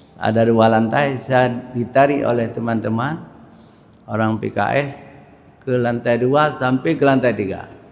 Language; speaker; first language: Malay; non-native, local second language; Achinese